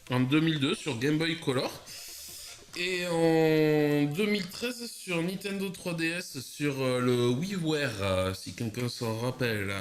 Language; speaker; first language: French; native; French